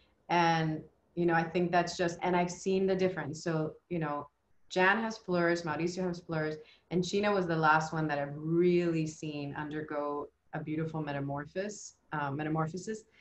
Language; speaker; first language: English; early bilingual, other home language; Spanish